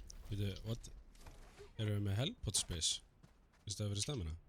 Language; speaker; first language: Icelandic; native; Icelandic